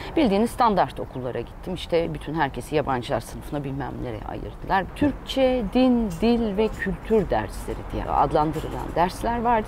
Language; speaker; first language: Turkish; early bilingual, heritage; Turkish